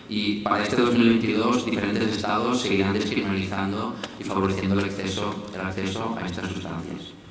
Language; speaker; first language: Spanish; native; Spanish